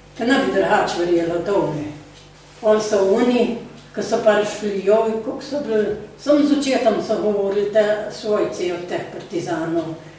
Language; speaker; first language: Slovenian; native; Slovenian